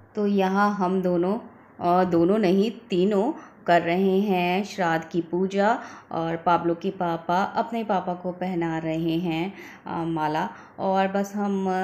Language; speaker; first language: Hindi; native; Hindi